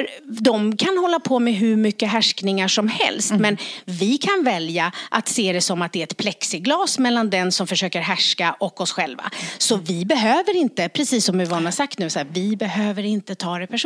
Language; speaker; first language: Swedish; native; Swedish